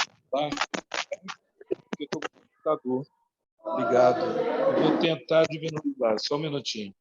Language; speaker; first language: Portuguese; native; Portuguese